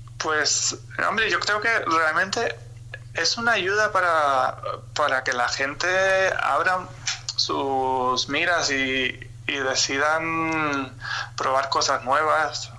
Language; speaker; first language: Spanish; early bilingual, other home language; German